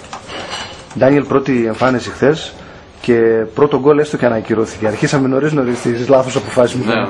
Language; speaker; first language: Greek; native; Greek